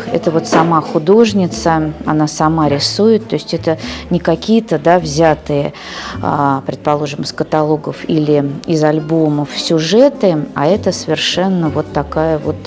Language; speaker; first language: Russian; native; Russian